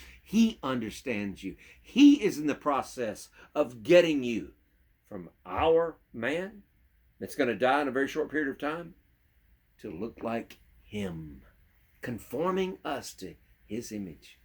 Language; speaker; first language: English; native; English